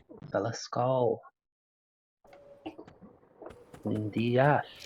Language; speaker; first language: Welsh; non-native, learner; English